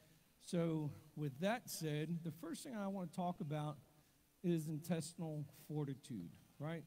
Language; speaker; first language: English; native; English